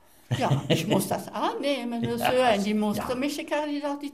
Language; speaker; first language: German; native; German